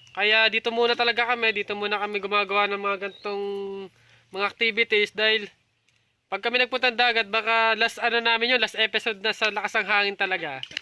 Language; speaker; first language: Filipino; native; Filipino